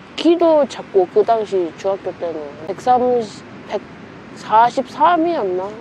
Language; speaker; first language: Korean; native; Korean